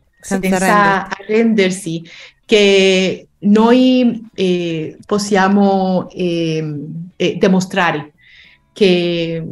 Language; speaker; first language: Italian; non-native, learner; Spanish